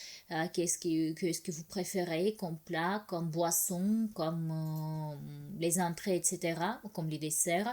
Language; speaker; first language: French; non-native, fluent; Russian